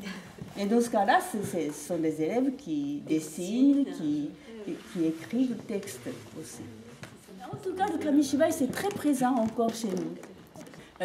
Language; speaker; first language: French; non-native, fluent; Japanese